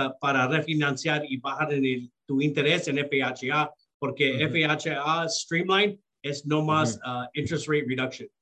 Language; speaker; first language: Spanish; early bilingual, heritage; Spanish